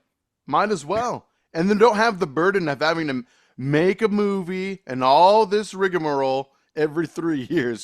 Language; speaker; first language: English; native; English